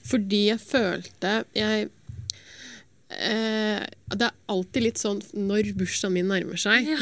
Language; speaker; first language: Norwegian; native; Norwegian